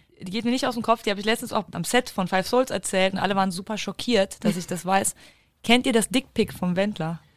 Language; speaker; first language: German; early bilingual, other home language; Turkish